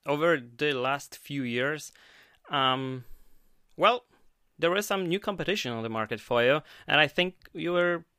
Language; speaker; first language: English; non-native, fluent; Polish